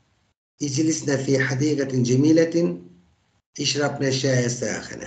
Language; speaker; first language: Arabic; non-native, fluent; Turkish